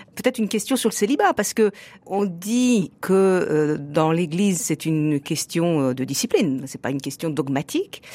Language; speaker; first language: French; native; French